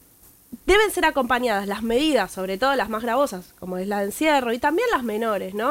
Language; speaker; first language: Spanish; native; Spanish